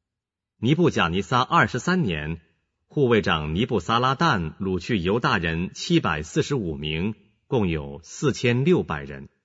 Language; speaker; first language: Chinese; native; Chinese